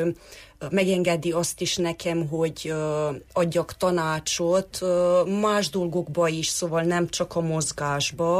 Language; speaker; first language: Hungarian; non-native, local second language; Romanian